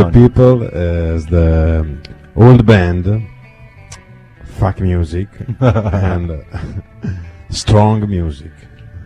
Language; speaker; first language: English; non-native, learner; Italian